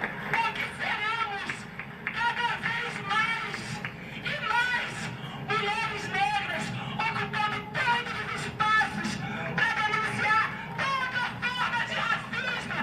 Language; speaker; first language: Portuguese; native; Portuguese